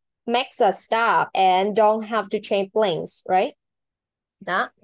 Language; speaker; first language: English; non-native, learner; Vietnamese